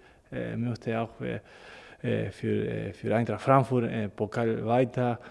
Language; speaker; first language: German; non-native, learner; Spanish